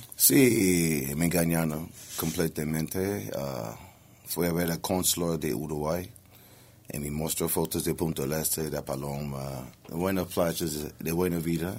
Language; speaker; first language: Spanish; non-native, learner; English